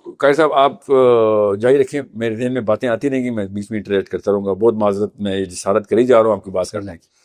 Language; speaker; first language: Urdu; native; Urdu